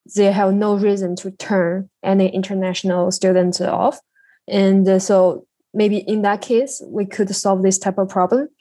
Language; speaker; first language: English; non-native, learner; Chinese